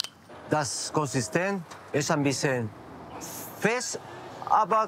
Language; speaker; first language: German; non-native, learner; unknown